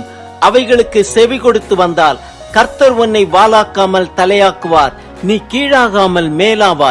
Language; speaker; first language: Tamil; native; Tamil